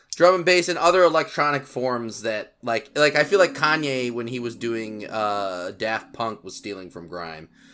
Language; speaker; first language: English; native; English